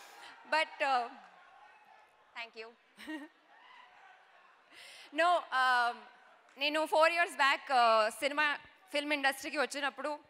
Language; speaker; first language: Telugu; non-native, learner; Kannada